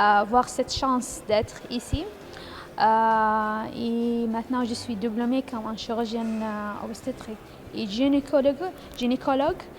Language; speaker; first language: French; non-native, fluent; Arabic